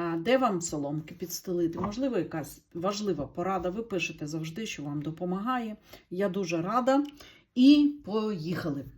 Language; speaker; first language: Ukrainian; non-native, local second language; Russian